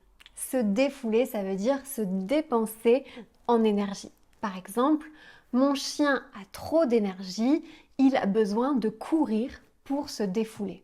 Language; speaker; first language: French; native; French